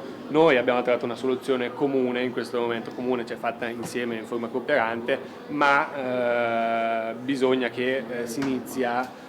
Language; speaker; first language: Italian; native; Italian